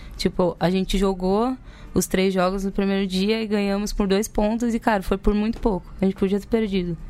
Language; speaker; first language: Portuguese; native; Portuguese